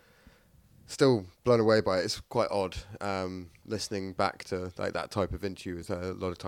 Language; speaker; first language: English; native; English